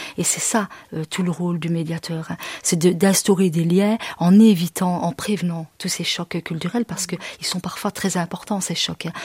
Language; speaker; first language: French; early bilingual, other home language; Arabic